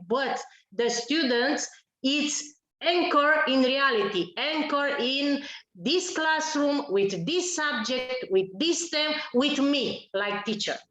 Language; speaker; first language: English; non-native, learner; Romanian